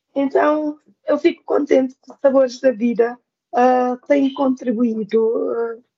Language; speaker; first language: Portuguese; non-native, local second language; Kabuverdianu